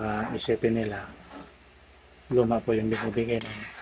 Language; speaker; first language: Filipino; native; Filipino